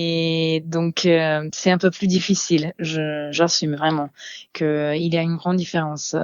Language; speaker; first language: French; non-native, fluent; Serbian